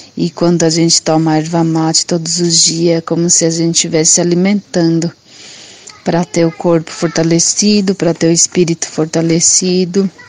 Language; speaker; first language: Portuguese; non-native, local second language; Guarani